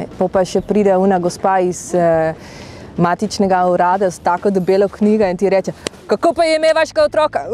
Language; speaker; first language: Slovenian; non-native, fluent; Dutch